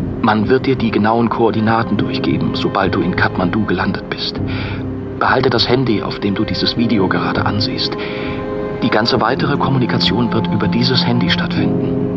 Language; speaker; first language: German; native; German